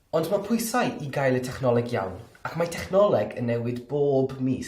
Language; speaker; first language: Welsh; non-native, learner; English